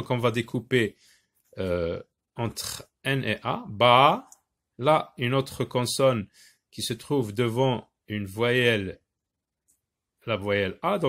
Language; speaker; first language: French; non-native, local second language; Arabic